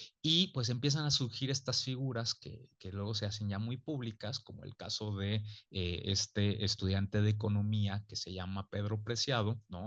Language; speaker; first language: Spanish; native; Spanish